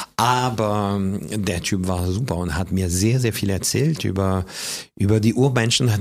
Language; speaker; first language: German; non-native, fluent; French